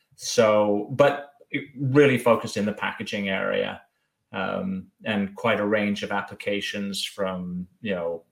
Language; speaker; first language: English; native; English